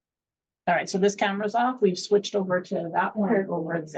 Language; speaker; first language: English; native; English